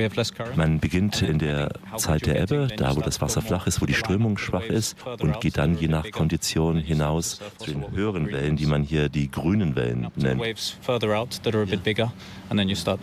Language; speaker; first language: German; native; German